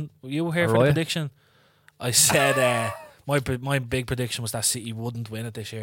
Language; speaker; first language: English; native; English